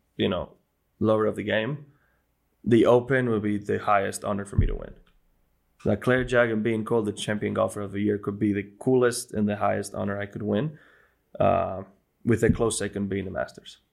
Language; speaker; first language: English; non-native, fluent; Spanish